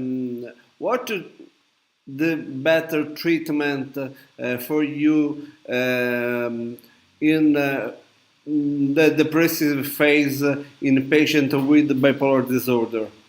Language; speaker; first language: English; non-native, learner; Italian